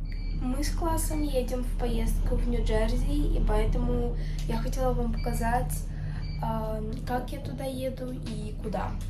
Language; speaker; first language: Russian; early bilingual, heritage; Russian